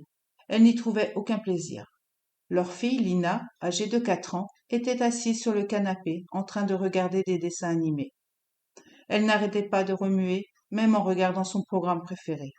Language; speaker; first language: French; native; French